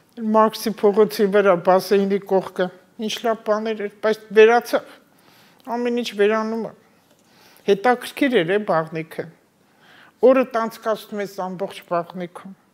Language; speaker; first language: Armenian; native; Armenian